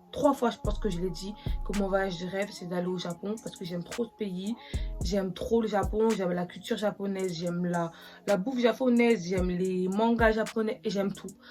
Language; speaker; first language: French; native; French